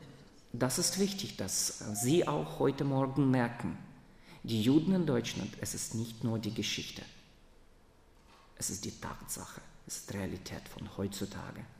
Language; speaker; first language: German; non-native, fluent; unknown